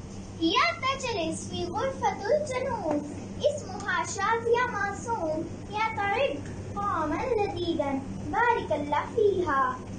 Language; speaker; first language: Arabic; non-native, learner; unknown